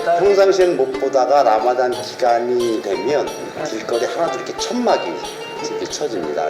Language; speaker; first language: Korean; native; Korean